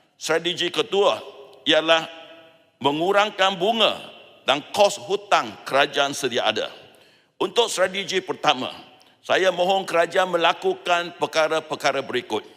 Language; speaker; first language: Malay; non-native, local second language; Chinese